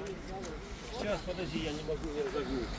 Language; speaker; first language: Russian; native; Russian